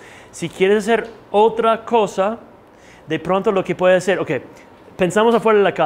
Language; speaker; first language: Spanish; non-native, fluent; English